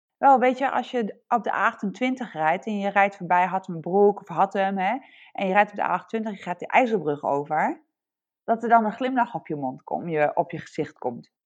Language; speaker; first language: Dutch; native; Dutch